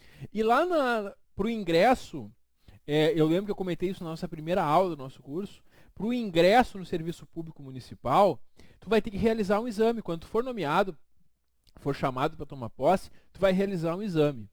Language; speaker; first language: Portuguese; native; Portuguese